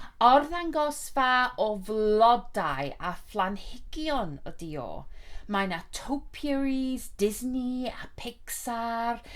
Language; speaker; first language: Welsh; non-native, fluent; English